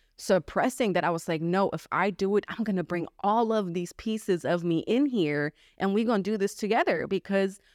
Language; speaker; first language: English; non-native, fluent; German